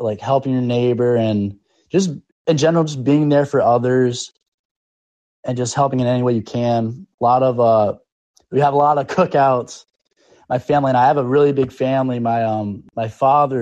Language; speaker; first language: English; native; English